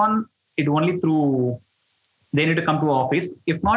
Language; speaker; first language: English; non-native, local second language; Tamil